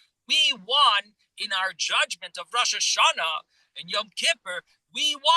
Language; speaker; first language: English; native; English